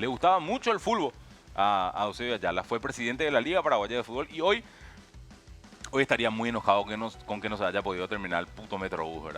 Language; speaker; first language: Spanish; native; Spanish